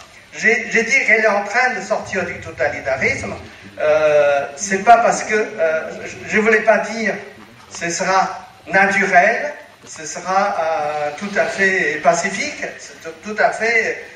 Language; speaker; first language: French; non-native, fluent; Chinese